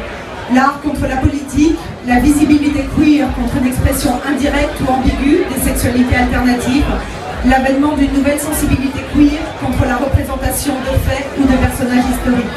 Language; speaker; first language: French; native; French